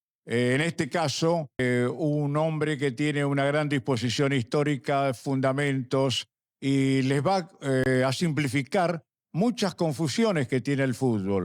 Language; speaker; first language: Spanish; native; Spanish